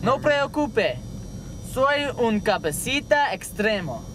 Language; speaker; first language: Spanish; non-native, learner; English